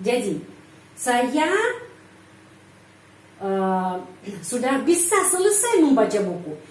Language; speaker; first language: Indonesian; non-native, fluent; Russian